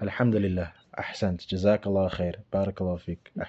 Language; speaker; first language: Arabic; non-native, fluent; English